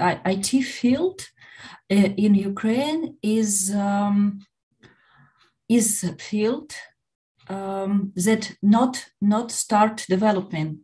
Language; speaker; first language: English; non-native, learner; Ukrainian